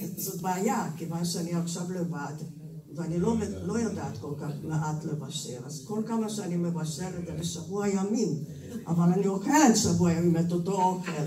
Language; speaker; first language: Hebrew; non-native, fluent; Hungarian